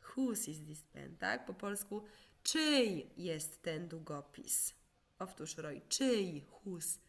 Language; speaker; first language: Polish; native; Polish